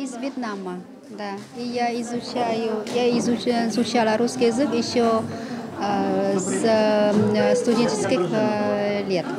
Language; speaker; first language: Ukrainian; non-native, learner; Vietnamese